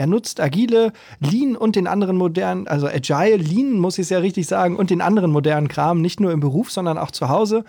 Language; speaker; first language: German; native; German